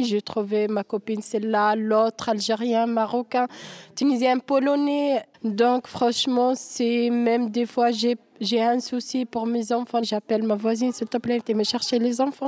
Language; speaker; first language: French; non-native, learner; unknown